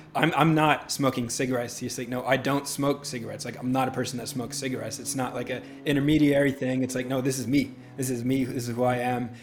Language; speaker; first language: English; native; English